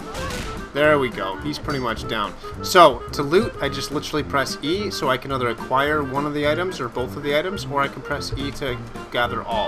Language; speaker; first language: English; native; English